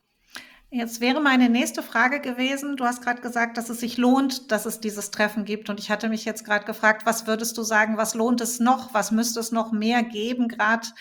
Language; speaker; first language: German; native; German